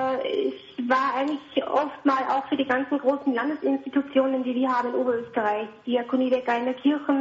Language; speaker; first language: German; native; German